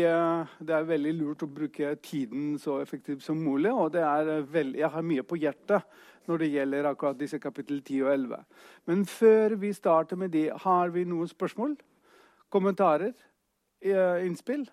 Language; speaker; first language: Norwegian; non-native, fluent; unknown